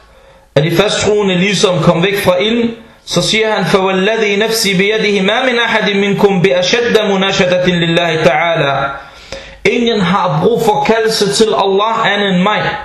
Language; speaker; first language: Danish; early bilingual, other home language; Arabic